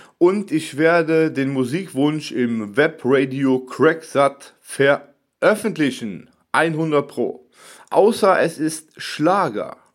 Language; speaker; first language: German; native; German